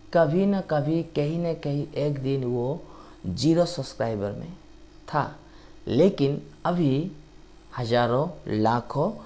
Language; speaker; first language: Hindi; non-native, local second language; Odia